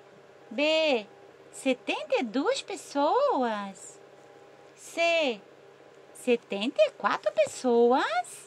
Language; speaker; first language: Portuguese; native; Portuguese